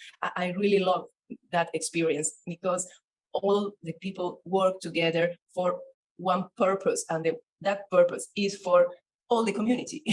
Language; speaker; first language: English; non-native, learner; Spanish